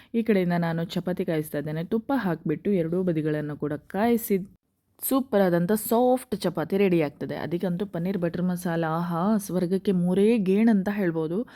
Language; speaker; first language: Kannada; non-native, local second language; Konkani